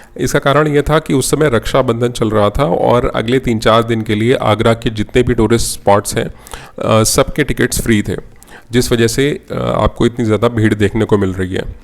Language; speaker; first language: Hindi; native; Hindi